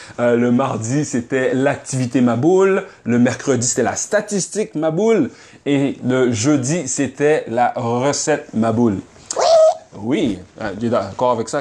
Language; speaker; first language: French; native; French